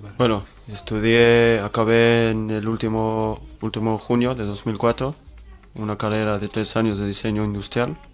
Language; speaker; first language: Spanish; non-native, fluent; Hebrew